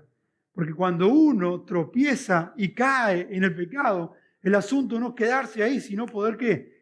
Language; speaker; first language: Spanish; native; Spanish